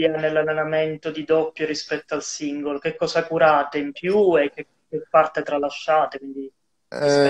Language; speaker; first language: Italian; native; Italian